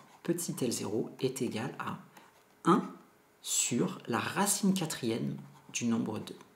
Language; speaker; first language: French; native; French